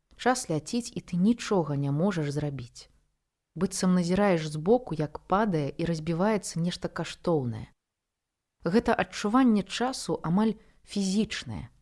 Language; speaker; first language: Belarusian; non-native, local second language; Russian